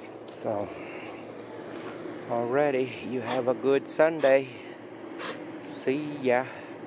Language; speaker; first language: English; non-native, fluent; Portuguese